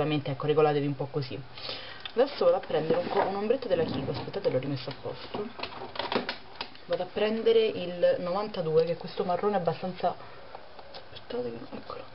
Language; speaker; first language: Italian; native; Italian